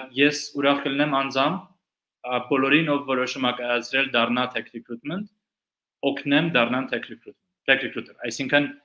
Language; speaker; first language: Armenian; early bilingual, heritage; Armenian